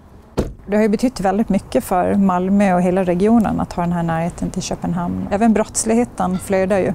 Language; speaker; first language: Swedish; native; Swedish